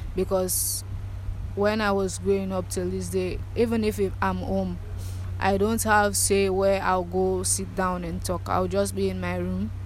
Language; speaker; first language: English; non-native, local second language; Krio